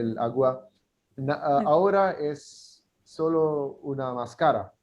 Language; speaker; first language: Spanish; non-native, learner; English